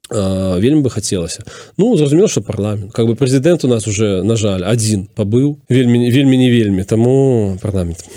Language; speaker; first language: Belarusian; non-native, local second language; Russian